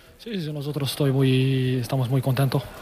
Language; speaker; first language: Spanish; non-native, learner; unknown